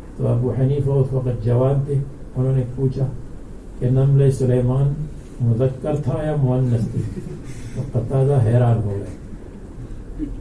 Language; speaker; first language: Urdu; non-native, local second language; Pashto